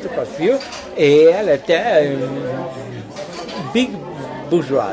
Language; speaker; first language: French; non-native, fluent; Portuguese